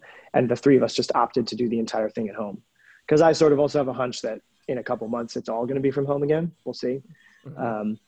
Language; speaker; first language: English; native; English